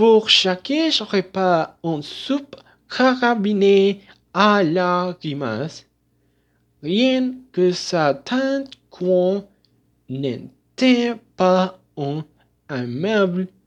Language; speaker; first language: French; non-native, learner; Spanish